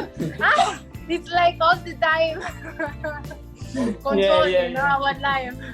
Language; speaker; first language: English; non-native, fluent; Italian